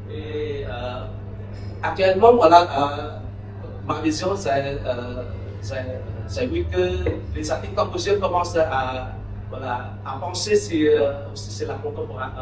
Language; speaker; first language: French; non-native, local second language; Khmer